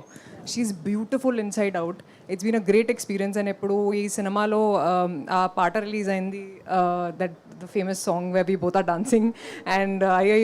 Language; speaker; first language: Telugu; non-native, fluent; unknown